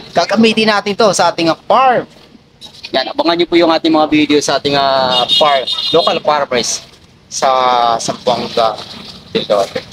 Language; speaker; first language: Filipino; non-native, local second language; Cebuano